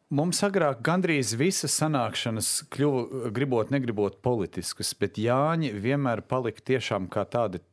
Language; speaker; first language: Latvian; early bilingual, heritage; Latvian